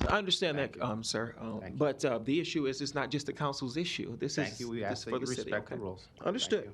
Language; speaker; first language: English; native; English